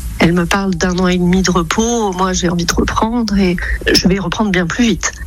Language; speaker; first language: French; native; French